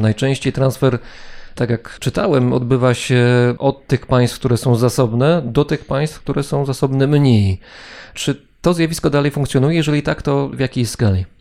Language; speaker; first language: Polish; native; Polish